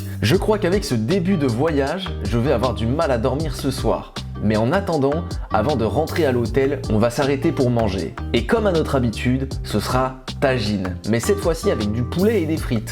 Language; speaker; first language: French; native; French